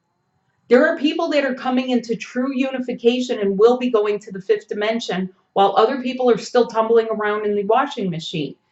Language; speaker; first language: English; native; English